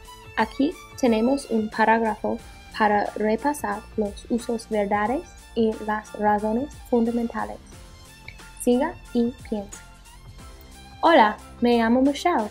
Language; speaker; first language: Spanish; non-native, learner; English